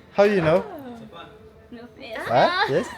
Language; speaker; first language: English; non-native, learner; Kazakh